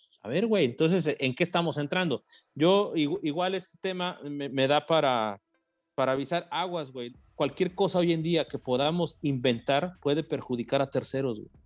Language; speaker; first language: Spanish; native; Spanish